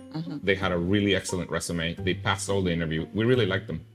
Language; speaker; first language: English; non-native, fluent; Spanish